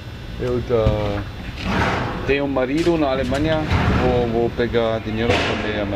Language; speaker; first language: Portuguese; non-native, learner; German